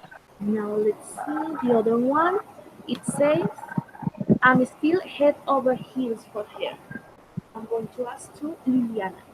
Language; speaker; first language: English; non-native, fluent; Spanish